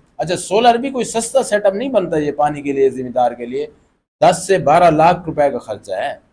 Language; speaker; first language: Urdu; non-native, local second language; Saraiki